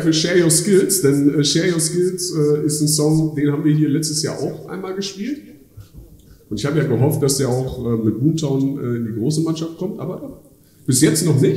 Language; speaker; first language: German; native; German